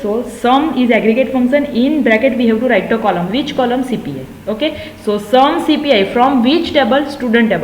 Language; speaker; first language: English; non-native, local second language; Gujarati